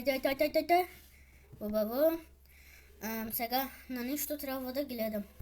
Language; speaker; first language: Bulgarian; non-native, local second language; Turkish